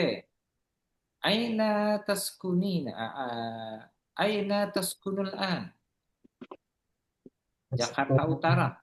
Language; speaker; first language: Arabic; non-native, fluent; Indonesian